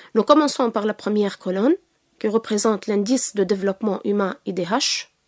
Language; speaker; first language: French; non-native, local second language; Arabic